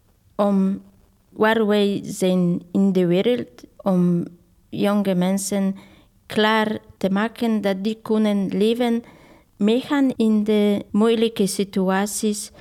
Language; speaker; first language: Dutch; non-native, fluent; Polish